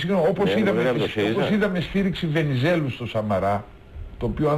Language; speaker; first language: Greek; native; Greek